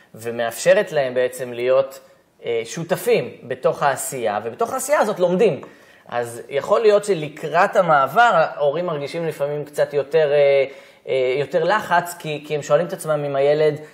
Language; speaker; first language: Hebrew; native; Hebrew